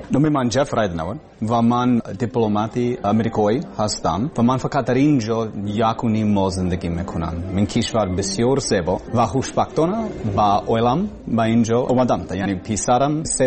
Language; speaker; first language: Persian; non-native, learner; English